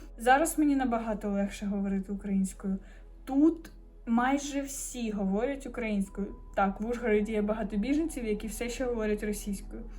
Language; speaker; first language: Ukrainian; native; Ukrainian